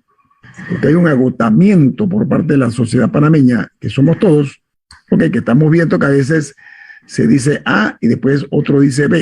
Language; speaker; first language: Spanish; native; Spanish